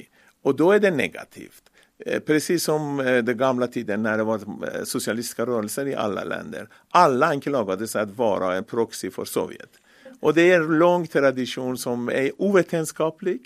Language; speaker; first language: Swedish; non-native, fluent; Persian